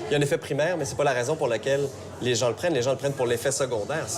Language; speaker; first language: French; native; French